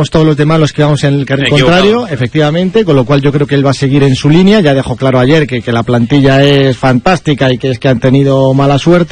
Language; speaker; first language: Spanish; native; Spanish